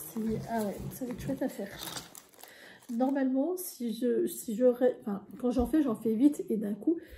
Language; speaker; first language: French; native; French